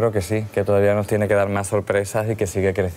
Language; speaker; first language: Spanish; native; Spanish